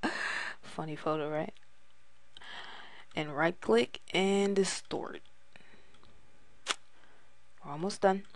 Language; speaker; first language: English; native; English